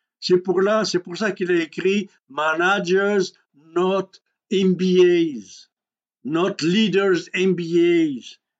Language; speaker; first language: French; non-native, local second language; Kabyle